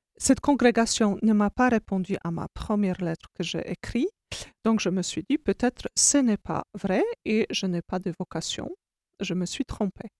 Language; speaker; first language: French; non-native, fluent; Polish